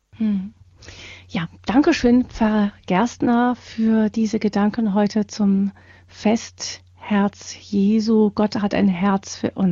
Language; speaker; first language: German; native; German